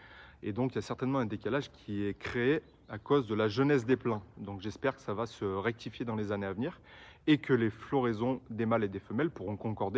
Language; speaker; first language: French; native; French